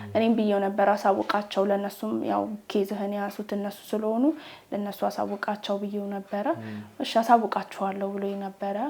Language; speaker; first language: Amharic; native; Amharic